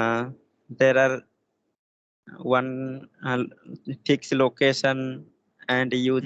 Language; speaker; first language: English; non-native, learner; Hindi